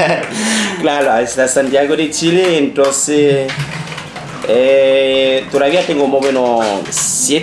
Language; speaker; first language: Spanish; non-native, fluent; Haitian Creole